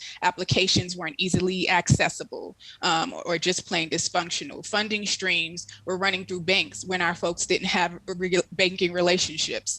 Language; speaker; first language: English; native; English